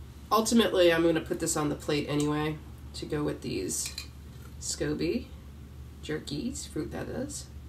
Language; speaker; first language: English; native; English